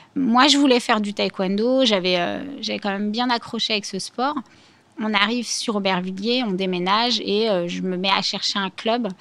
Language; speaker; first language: French; native; French